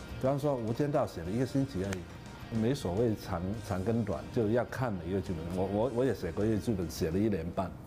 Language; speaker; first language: Chinese; non-native, local second language; Cantonese